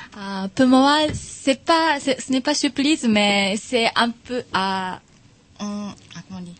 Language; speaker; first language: French; non-native, learner; Japanese